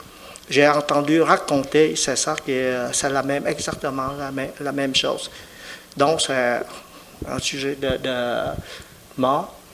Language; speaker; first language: French; non-native, fluent; Vietnamese